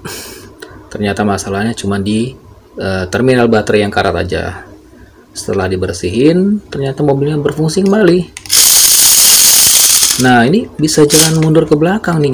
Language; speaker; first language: Indonesian; native; Indonesian